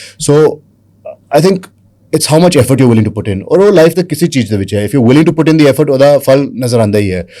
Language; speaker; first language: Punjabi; early bilingual, heritage; Punjabi